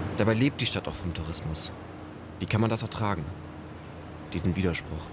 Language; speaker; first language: German; native; German